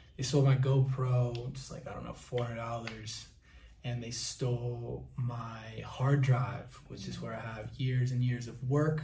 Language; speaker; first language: English; native; English